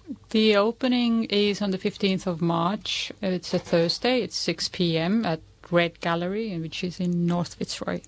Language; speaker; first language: English; non-native, fluent; Estonian